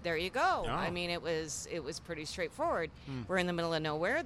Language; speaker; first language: English; native; English